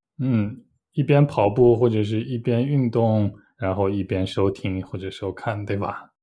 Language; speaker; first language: Chinese; native; Chinese